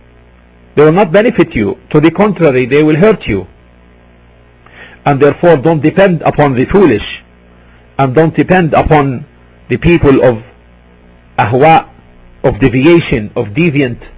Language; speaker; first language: English; non-native, fluent; Arabic